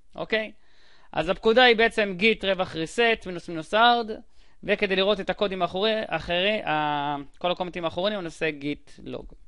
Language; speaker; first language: Hebrew; native; Hebrew